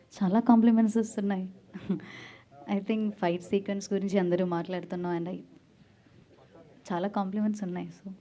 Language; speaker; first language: Telugu; non-native, learner; Malayalam